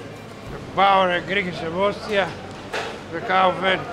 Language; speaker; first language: German; non-native, learner; Greek